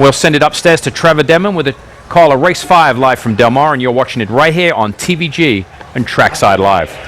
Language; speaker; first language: English; native; English